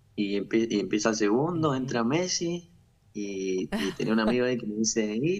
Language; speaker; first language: Spanish; native; Spanish